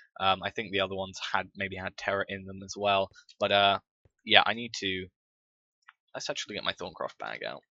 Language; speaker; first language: English; native; English